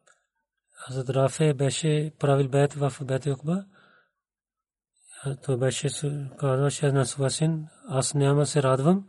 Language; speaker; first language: Bulgarian; non-native, learner; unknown